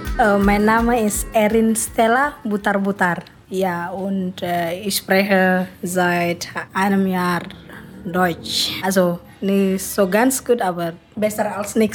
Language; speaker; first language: German; non-native, learner; Indonesian